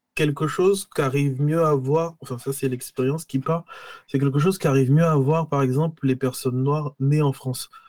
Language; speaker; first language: French; native; French